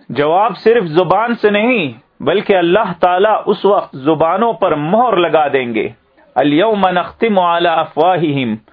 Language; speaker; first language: Urdu; native; Urdu